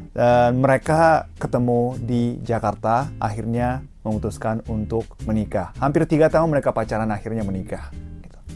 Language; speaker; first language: Indonesian; non-native, fluent; Japanese